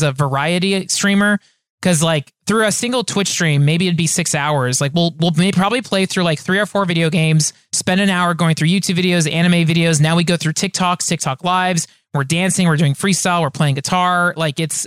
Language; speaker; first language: English; native; English